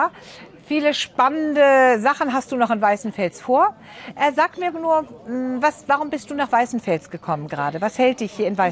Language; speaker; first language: German; native; German